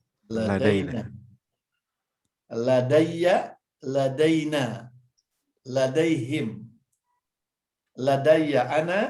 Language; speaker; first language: Arabic; non-native, fluent; Indonesian